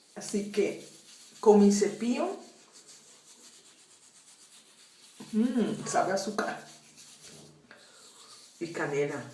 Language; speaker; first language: Spanish; non-native, fluent; Papiamento